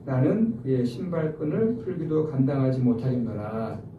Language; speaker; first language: Korean; native; Korean